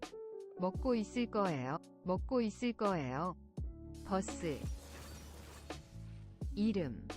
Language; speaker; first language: Korean; non-native, learner; English